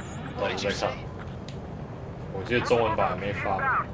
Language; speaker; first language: Chinese; native; Chinese